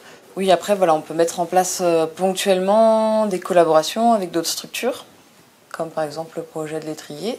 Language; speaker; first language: French; native; French